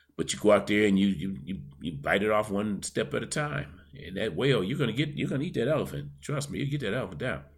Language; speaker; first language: English; native; English